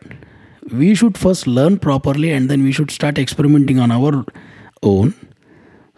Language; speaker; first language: English; non-native, local second language; Kannada